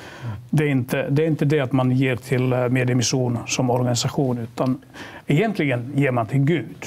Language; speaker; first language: Swedish; non-native, local second language; Finnish